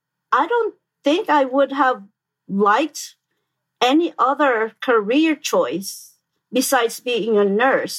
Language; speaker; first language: English; non-native, local second language; Filipino